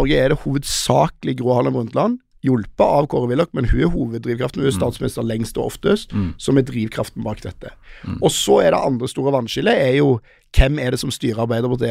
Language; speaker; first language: Norwegian; native; Norwegian